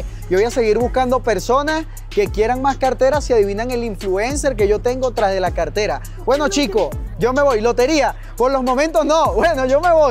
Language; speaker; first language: Spanish; native; Spanish